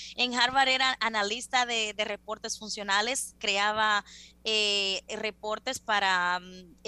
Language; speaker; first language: Spanish; native; Spanish